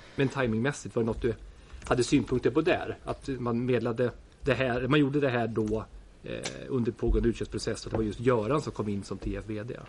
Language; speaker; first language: Swedish; native; Swedish